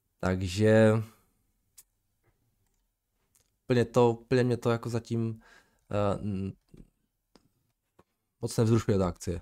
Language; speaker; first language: Czech; native; Czech